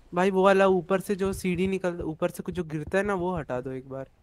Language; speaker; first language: Hindi; non-native, local second language; Malayalam